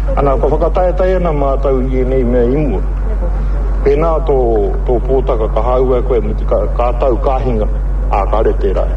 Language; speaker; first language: Māori; native; Māori